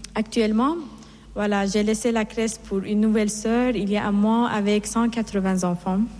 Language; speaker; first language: French; non-native, fluent; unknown